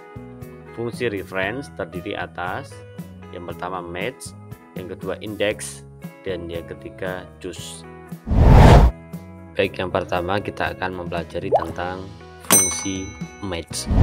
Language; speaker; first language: Indonesian; native; Indonesian